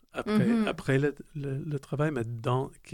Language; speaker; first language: French; non-native, learner; English